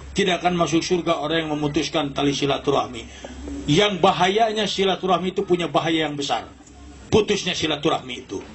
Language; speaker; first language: Indonesian; non-native, local second language; Sundanese